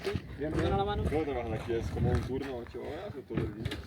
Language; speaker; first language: Spanish; non-native, learner; Polish